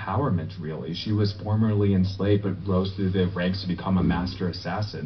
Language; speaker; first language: English; native; English